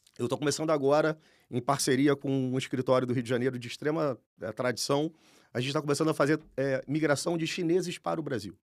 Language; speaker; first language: Portuguese; native; Portuguese